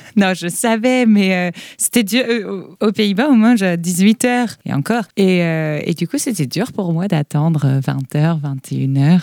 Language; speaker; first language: French; non-native, fluent; Dutch